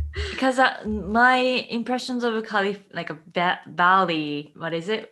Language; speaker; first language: English; non-native, fluent; Japanese